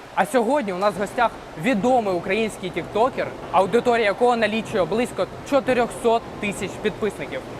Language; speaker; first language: Ukrainian; native; Ukrainian